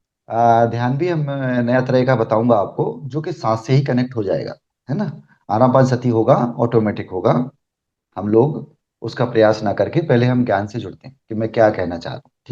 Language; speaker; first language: Hindi; native; Hindi